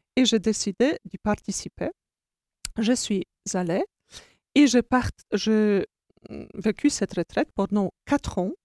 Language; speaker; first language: French; non-native, fluent; Polish